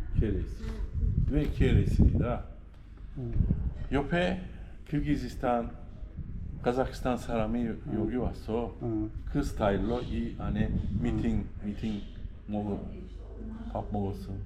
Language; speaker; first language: Korean; non-native, learner; Uzbek